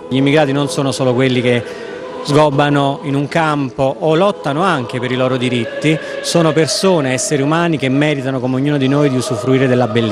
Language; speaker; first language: Italian; native; Italian